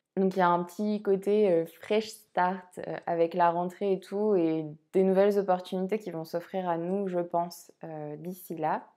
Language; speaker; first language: French; native; French